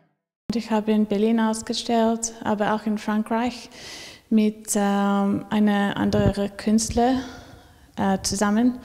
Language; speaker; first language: German; non-native, learner; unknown